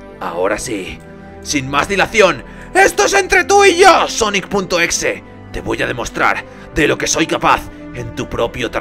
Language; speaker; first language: Spanish; native; Spanish